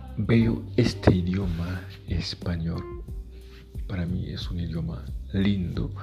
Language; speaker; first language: Spanish; non-native, fluent; Haitian Creole